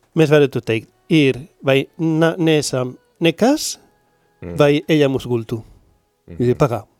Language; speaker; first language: Latvian; non-native, learner; Spanish